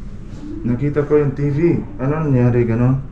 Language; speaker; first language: Filipino; non-native, learner; Arabic